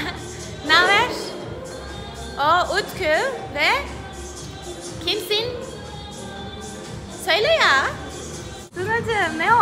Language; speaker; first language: Turkish; non-native, learner; Spanish